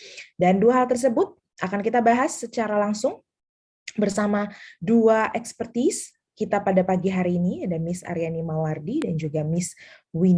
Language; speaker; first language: Indonesian; native; Indonesian